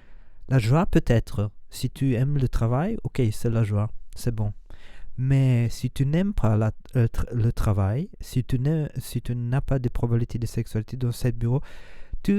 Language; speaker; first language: French; non-native, learner; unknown